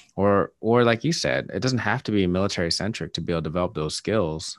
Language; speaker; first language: English; native; English